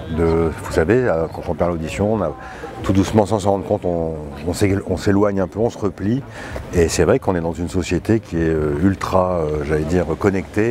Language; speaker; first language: French; native; French